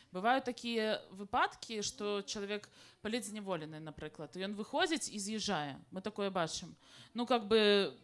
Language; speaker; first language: Belarusian; native; Belarusian